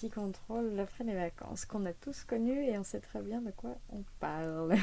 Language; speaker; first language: French; native; French